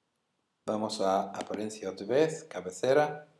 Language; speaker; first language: Spanish; non-native, fluent; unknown